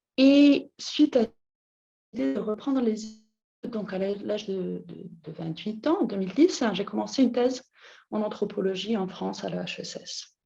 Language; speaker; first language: French; non-native, fluent; Italian